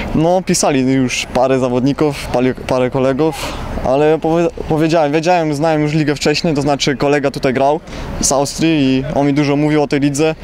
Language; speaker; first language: Polish; early bilingual, heritage; Polish